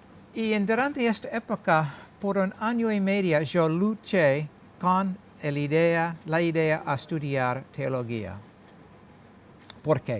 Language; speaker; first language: Spanish; non-native, learner; English